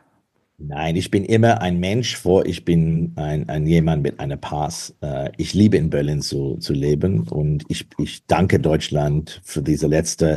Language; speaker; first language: German; non-native, fluent; English